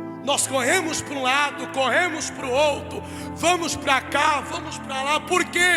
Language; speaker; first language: Portuguese; native; Portuguese